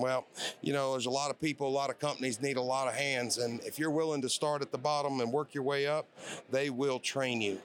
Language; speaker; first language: English; native; English